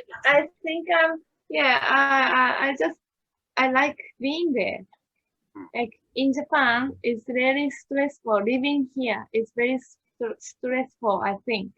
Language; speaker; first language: English; non-native, learner; Japanese